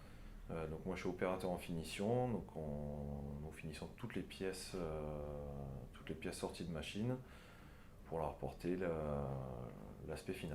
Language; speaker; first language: French; native; French